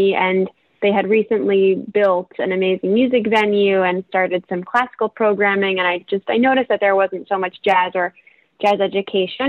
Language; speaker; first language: English; native; English